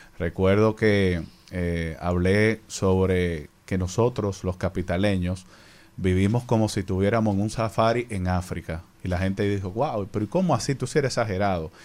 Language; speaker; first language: Spanish; native; Spanish